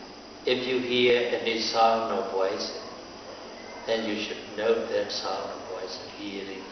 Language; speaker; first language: English; non-native, fluent; Burmese